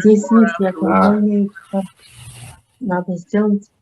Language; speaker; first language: Russian; non-native, local second language; Kyrgyz